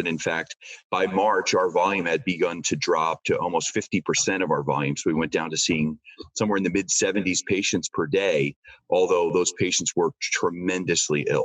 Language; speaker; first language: English; native; English